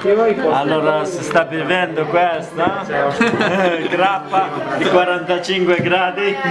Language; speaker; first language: Italian; non-native, learner; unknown